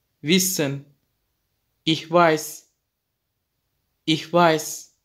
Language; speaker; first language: German; non-native, fluent; Turkish